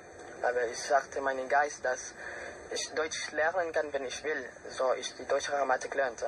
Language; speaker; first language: German; non-native, learner; Filipino